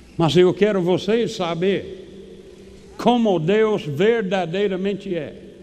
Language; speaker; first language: Portuguese; non-native, fluent; English